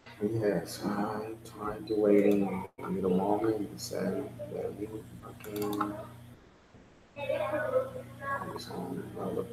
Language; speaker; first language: English; non-native, learner; Spanish